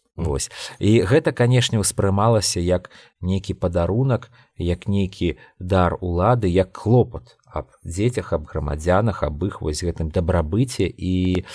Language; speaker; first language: Belarusian; non-native, local second language; Russian